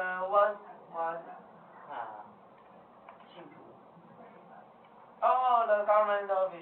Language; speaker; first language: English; non-native, learner; Chinese